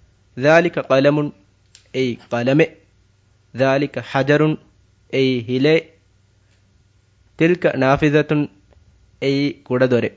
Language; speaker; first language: Arabic; non-native, fluent; Divehi